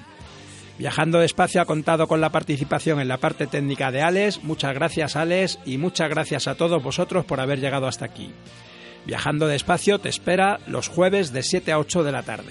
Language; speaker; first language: Spanish; native; Spanish